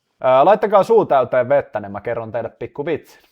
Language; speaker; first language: Finnish; native; Finnish